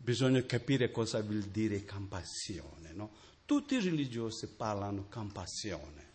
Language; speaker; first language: Italian; non-native, learner; Tibetan